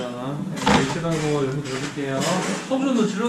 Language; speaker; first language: Korean; native; Korean